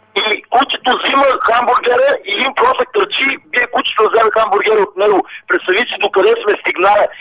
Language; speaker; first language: Bulgarian; non-native, local second language; Romany